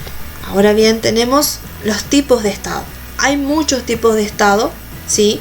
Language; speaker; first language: Spanish; native; Spanish